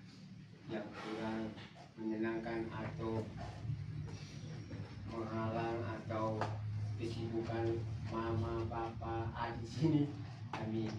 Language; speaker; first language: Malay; non-native, local second language; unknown